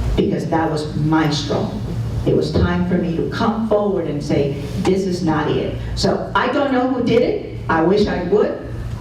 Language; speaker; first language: English; non-native, fluent; Spanish